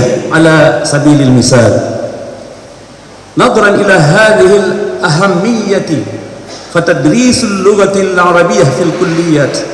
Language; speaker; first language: Arabic; non-native, fluent; Indonesian